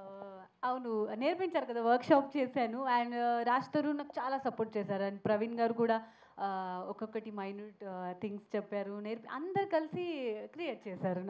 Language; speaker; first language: Telugu; non-native, fluent; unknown